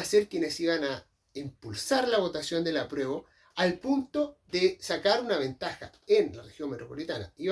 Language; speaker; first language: Spanish; native; Spanish